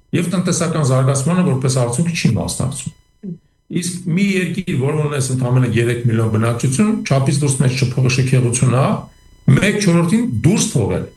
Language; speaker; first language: Armenian; native; Armenian